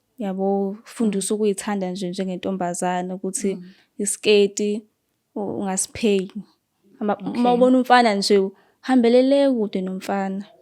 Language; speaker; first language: Zulu; native; Zulu